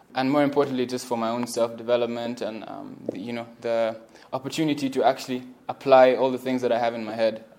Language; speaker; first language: English; non-native, local second language; Swahili